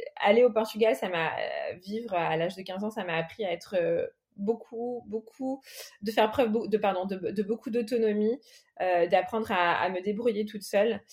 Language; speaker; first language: French; early bilingual, other home language; Portuguese